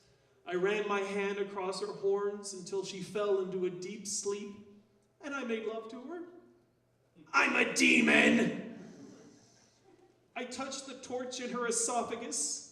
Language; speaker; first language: English; native; English